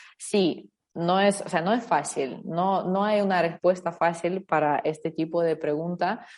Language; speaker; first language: Spanish; non-native, fluent; Russian